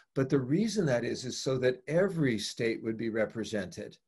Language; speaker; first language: English; native; English